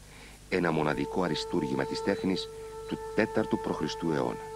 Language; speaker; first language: Greek; native; Greek